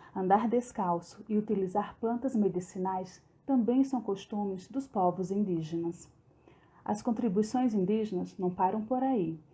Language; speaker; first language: Portuguese; native; Portuguese